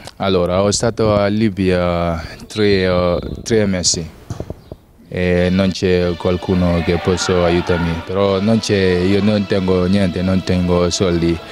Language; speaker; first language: Italian; non-native, learner; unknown